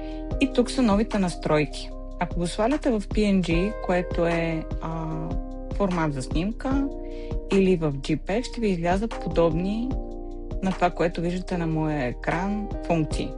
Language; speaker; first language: Bulgarian; native; Bulgarian